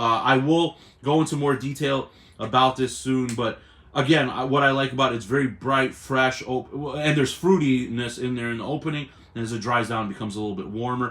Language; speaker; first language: English; native; English